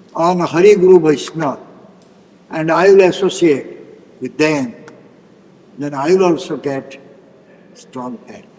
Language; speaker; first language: English; non-native, local second language; Odia